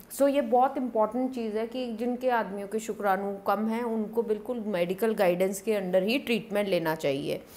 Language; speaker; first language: Hindi; non-native, local second language; Punjabi